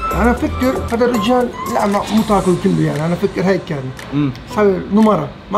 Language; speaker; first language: Arabic; non-native, learner; Turkish